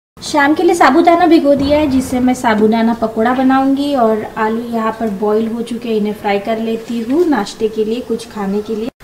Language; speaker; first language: Hindi; non-native, local second language; Marathi